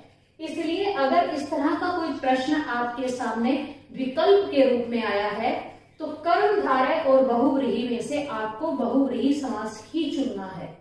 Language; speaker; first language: Hindi; native; Hindi